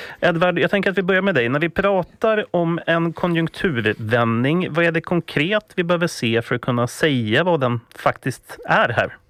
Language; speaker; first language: Swedish; native; Swedish